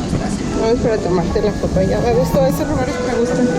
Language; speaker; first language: Spanish; native; Spanish